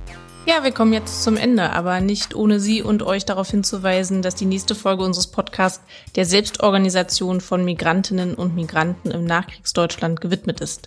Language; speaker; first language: German; native; German